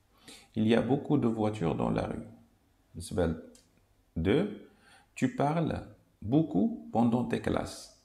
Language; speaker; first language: French; non-native, local second language; Arabic